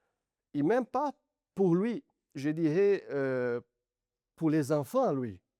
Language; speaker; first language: French; non-native, learner; Portuguese